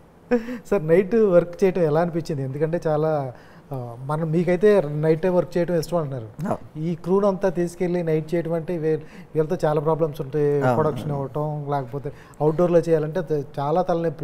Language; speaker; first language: Telugu; native; Telugu